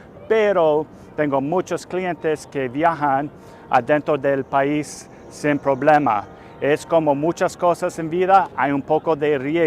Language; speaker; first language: Spanish; non-native, fluent; English